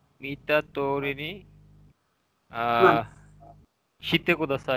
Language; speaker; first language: Japanese; non-native, learner; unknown